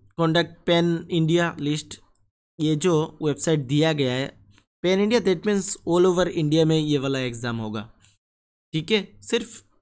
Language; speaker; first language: Hindi; non-native, local second language; Bangla